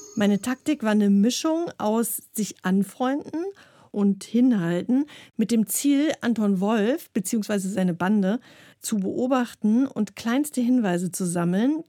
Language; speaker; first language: German; native; German